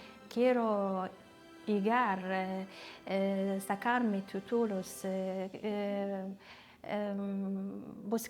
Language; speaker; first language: Spanish; non-native, learner; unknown